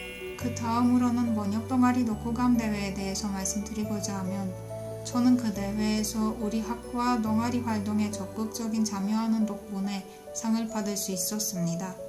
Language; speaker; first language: Korean; non-native, learner; Turkish